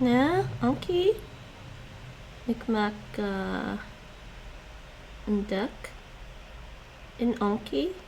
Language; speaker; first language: Dutch; non-native, learner; English